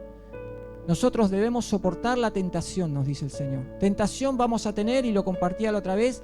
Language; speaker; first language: Spanish; native; Spanish